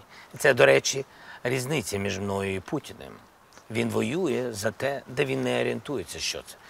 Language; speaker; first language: Ukrainian; non-native, local second language; Russian